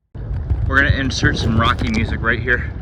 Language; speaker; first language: English; native; English